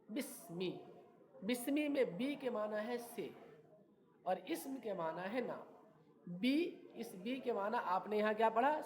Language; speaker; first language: Urdu; native; Urdu